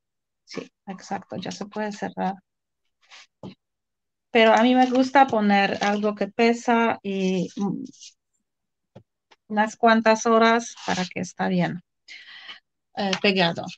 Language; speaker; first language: Spanish; non-native, fluent; Polish